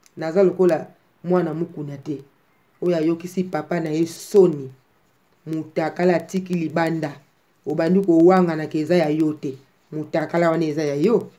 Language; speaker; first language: Lingala; native; Lingala